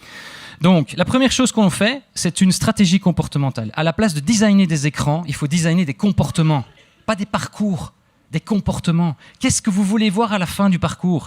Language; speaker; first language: French; native; French